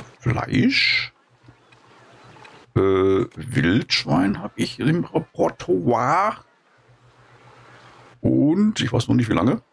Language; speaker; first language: German; native; German